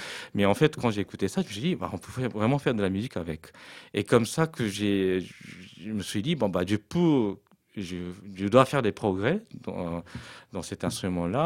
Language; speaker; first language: French; non-native, fluent; Japanese